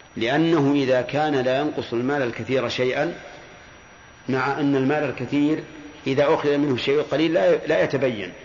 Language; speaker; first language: Arabic; native; Arabic